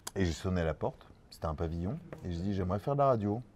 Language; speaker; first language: French; native; French